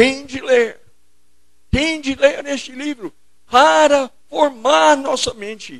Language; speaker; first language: Portuguese; non-native, fluent; English